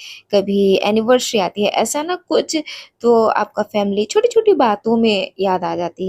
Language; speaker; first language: Hindi; non-native, local second language; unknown